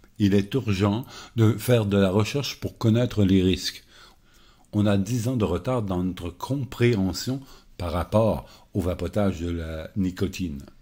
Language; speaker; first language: French; native; French